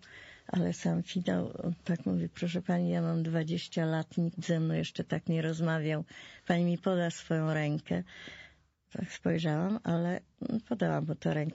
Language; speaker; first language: Polish; native; Polish